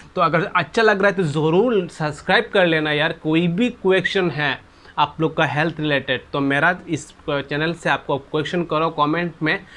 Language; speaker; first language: Hindi; non-native, local second language; Bangla